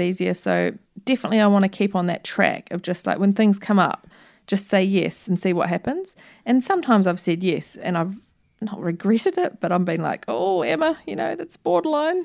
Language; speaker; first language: English; native; English